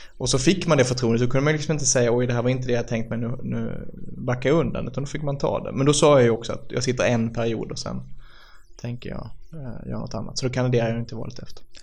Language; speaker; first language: Swedish; native; Swedish